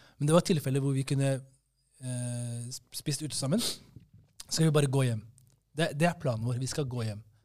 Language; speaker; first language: Norwegian; early bilingual, other home language; Somali